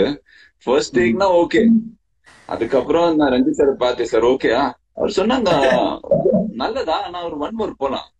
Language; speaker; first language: Tamil; non-native, fluent; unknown